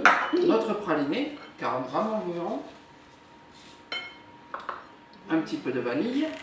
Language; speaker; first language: French; native; French